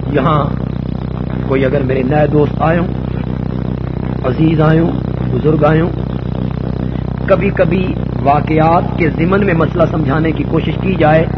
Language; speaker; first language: Urdu; non-native, local second language; Punjabi